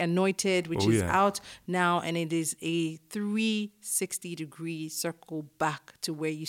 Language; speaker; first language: English; non-native, local second language; Yoruba